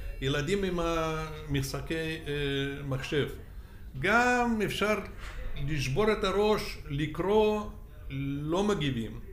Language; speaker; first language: Hebrew; non-native, fluent; Russian